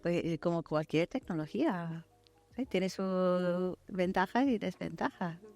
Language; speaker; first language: Spanish; non-native, fluent; English